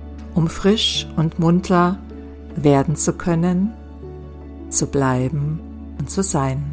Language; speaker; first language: German; native; German